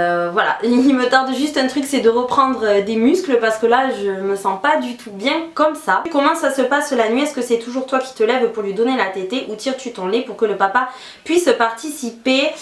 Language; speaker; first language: French; native; French